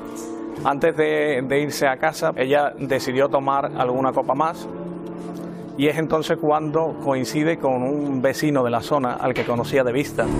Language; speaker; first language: Spanish; native; Spanish